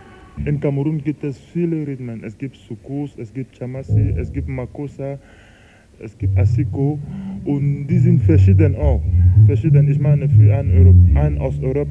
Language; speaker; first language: German; non-native, fluent; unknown